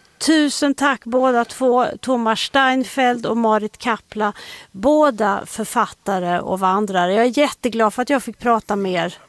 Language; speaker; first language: Swedish; native; Swedish